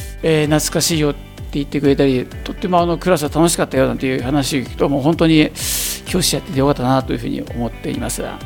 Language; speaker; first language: Japanese; native; Japanese